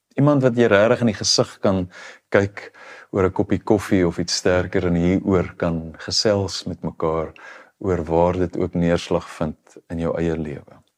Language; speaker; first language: Afrikaans; native; Afrikaans